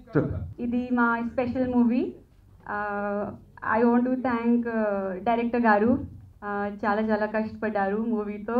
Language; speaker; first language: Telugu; non-native, learner; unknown